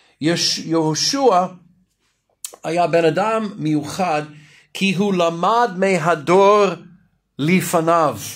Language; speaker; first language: Hebrew; non-native, fluent; Russian